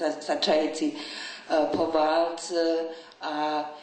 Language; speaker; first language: Czech; non-native, learner; German